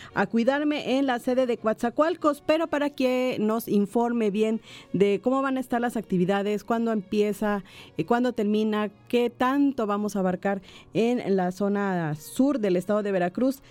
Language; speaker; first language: Spanish; native; Spanish